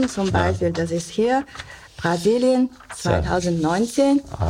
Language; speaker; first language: German; non-native, learner; Chinese